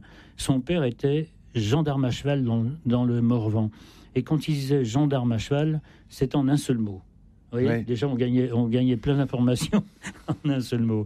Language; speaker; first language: French; native; French